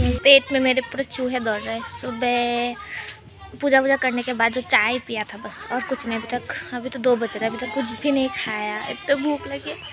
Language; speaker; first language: Hindi; native; Hindi